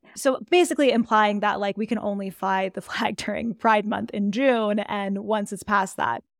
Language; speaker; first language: English; native; English